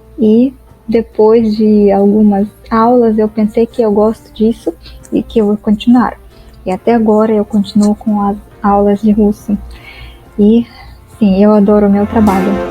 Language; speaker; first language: Portuguese; non-native, fluent; Russian